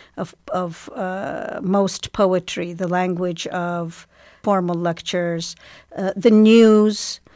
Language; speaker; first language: English; non-native, fluent; Arabic